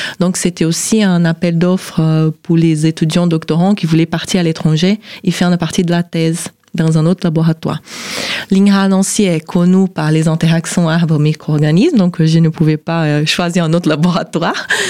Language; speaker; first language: French; non-native, fluent; Portuguese